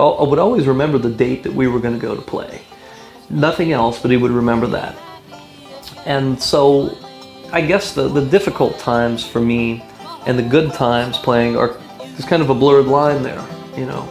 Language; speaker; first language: English; native; English